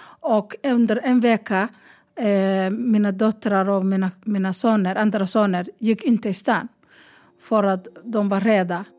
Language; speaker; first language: Swedish; non-native, learner; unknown